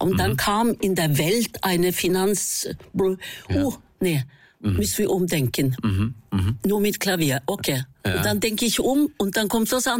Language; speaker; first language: German; non-native, fluent; Norwegian